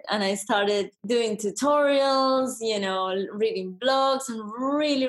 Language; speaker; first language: English; non-native, fluent; Spanish